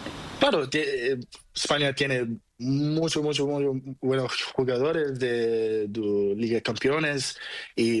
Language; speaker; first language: Spanish; non-native, learner; Portuguese